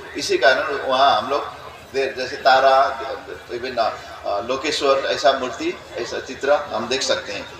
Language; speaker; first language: Hindi; non-native, fluent; Newari